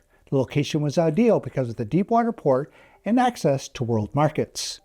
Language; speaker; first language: English; native; English